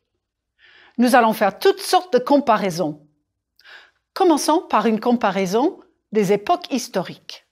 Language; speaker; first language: French; non-native, fluent; English